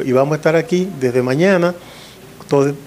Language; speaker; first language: Spanish; native; Spanish